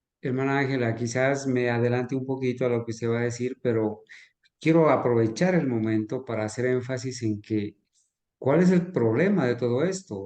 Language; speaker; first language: Spanish; native; Spanish